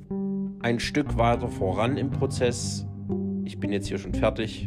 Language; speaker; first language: German; native; German